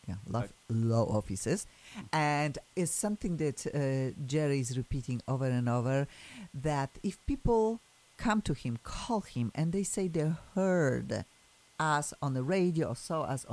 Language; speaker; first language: English; non-native, fluent; Polish